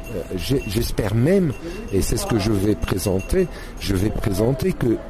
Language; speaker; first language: French; non-native, fluent; Arabic